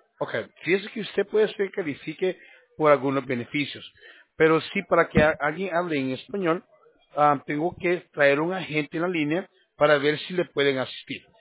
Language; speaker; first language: Spanish; non-native, learner; English